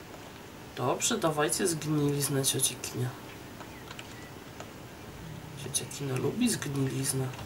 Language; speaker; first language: Polish; native; Polish